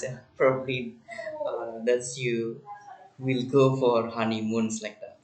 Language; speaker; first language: English; non-native, fluent; Indonesian